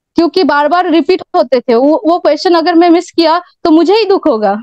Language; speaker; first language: Hindi; non-native, local second language; Bangla